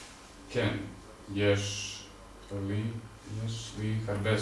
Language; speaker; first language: Hebrew; non-native, learner; Serbian